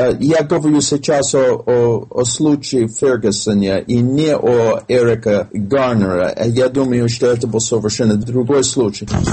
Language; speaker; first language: Russian; non-native, fluent; English